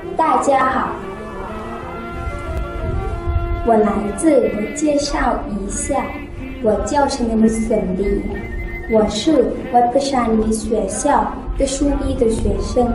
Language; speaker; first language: Chinese; non-native, learner; Thai